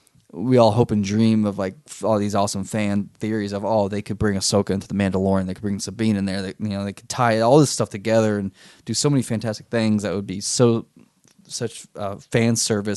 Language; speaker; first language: English; native; English